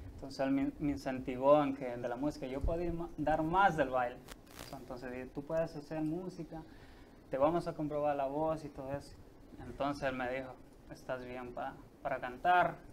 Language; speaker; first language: Spanish; native; Spanish